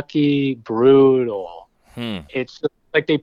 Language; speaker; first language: English; native; English